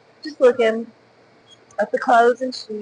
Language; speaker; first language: English; native; English